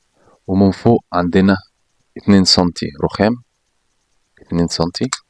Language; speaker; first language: Arabic; native; Arabic